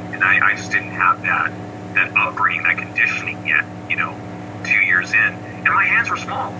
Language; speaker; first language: English; native; English